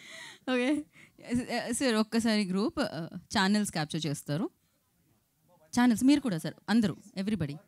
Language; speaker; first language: Telugu; native; Telugu